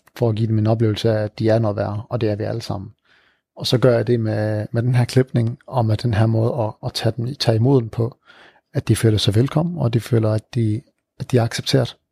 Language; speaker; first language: Danish; early bilingual, other home language; Arabic